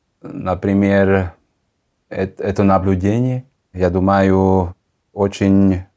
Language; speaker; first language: Russian; non-native, learner; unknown